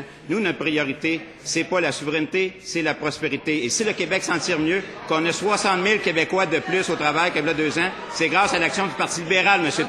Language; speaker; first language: French; native; French